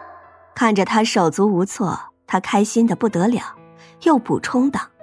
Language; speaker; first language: Chinese; native; Chinese